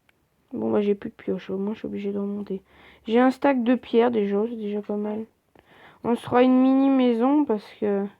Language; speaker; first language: French; native; French